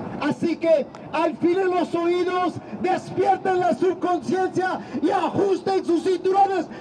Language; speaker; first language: Spanish; native; Spanish